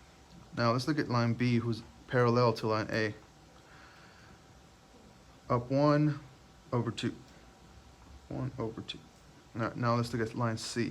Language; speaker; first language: English; native; English